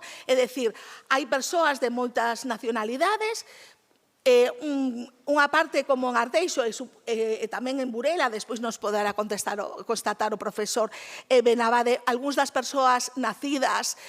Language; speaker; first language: Galician; native; Galician